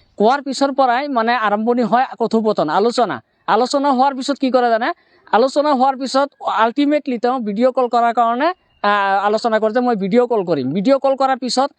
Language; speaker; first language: Assamese; non-native, local second language; Bangla